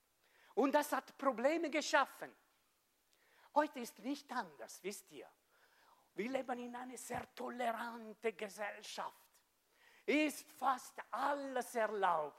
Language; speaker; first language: German; non-native, fluent; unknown